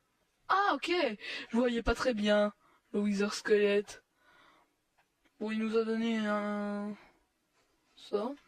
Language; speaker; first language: French; native; French